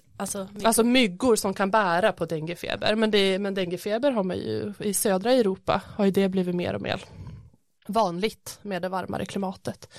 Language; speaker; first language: Swedish; native; Swedish